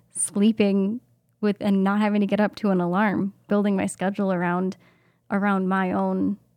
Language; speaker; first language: English; native; English